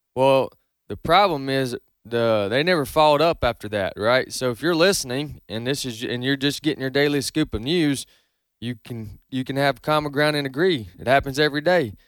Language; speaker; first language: English; native; English